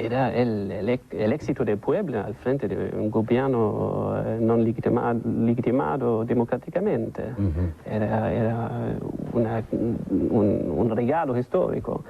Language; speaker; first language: Spanish; non-native, learner; German